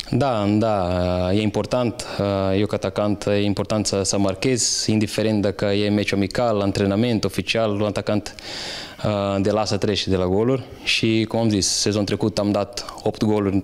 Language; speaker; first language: Romanian; non-native, fluent; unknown